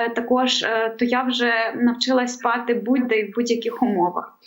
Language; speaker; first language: Ukrainian; native; Ukrainian